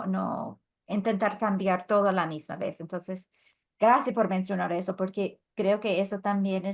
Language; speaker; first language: Spanish; non-native, fluent; English